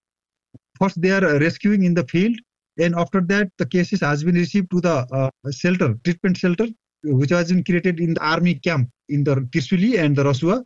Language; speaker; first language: English; non-native, local second language; Nepali